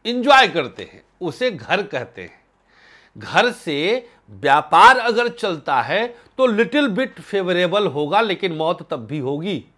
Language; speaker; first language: Hindi; native; Hindi